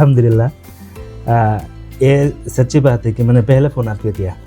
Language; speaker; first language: Hindi; non-native, fluent; Bangla